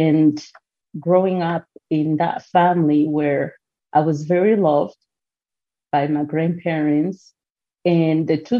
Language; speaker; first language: English; non-native, local second language; Kinyarwanda